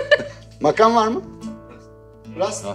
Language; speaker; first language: Turkish; native; Turkish